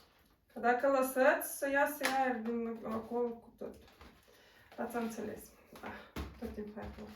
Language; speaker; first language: Romanian; non-native, local second language; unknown